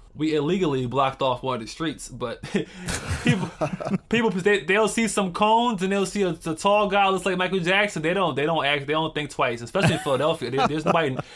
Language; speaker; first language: English; native; English